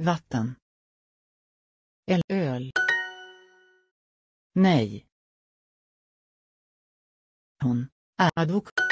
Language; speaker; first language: Swedish; non-native, learner; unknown